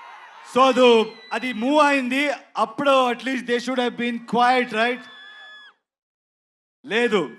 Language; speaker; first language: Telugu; non-native, learner; Kannada